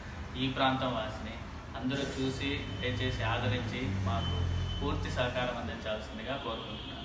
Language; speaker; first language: Telugu; native; Telugu